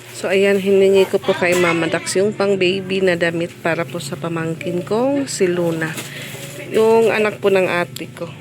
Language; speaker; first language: Filipino; non-native, local second language; Waray